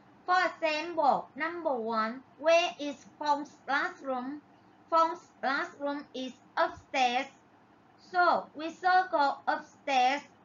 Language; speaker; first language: English; non-native, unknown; Vietnamese